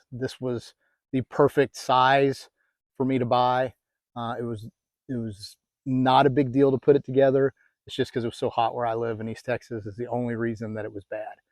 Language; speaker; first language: English; native; English